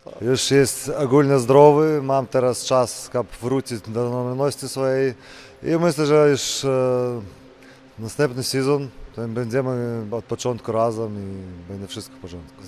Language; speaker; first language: Polish; non-native, learner; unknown